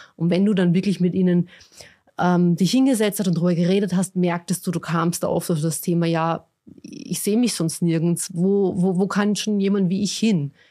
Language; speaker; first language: German; early bilingual, other home language; Bosnian